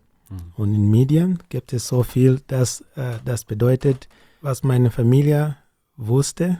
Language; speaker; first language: German; non-native, learner; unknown